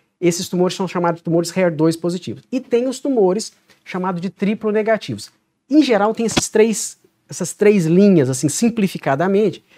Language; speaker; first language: Portuguese; native; Portuguese